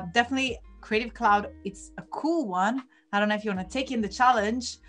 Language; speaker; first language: English; non-native, fluent; Italian